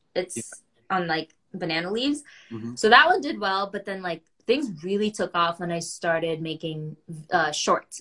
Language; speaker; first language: English; early bilingual, other home language; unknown